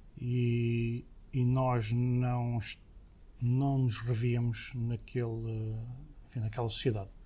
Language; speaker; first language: Portuguese; early bilingual, heritage; Portuguese